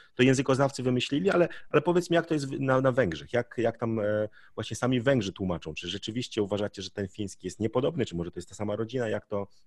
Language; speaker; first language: Polish; native; Polish